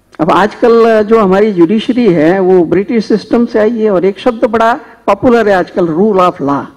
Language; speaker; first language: Hindi; native; Hindi